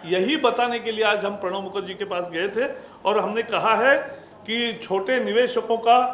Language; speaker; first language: Hindi; non-native, local second language; Marathi